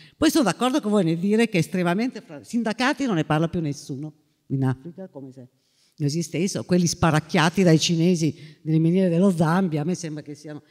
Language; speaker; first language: Italian; native; Italian